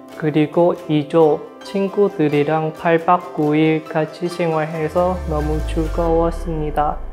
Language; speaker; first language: Korean; non-native, learner; Vietnamese